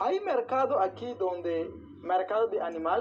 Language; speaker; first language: Spanish; non-native, learner; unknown